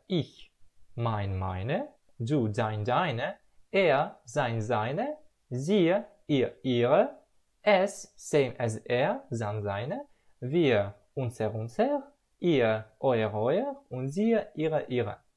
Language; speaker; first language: German; non-native, learner; Russian